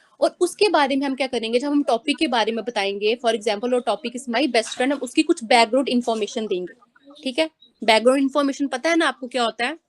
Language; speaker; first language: Hindi; native; Hindi